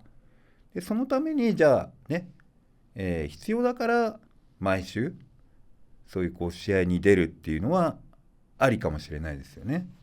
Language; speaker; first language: Japanese; native; Japanese